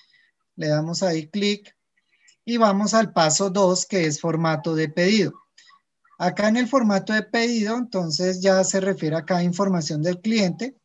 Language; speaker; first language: Spanish; native; Spanish